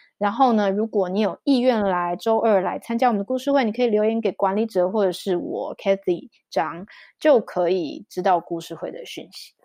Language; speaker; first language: Chinese; native; Chinese